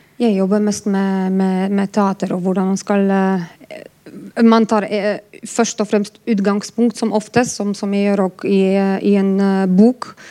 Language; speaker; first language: Norwegian; non-native, fluent; Polish